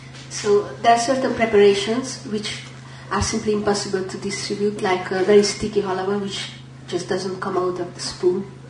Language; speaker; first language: English; non-native, fluent; Hungarian